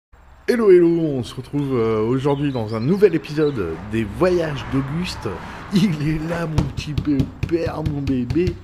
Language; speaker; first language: French; native; French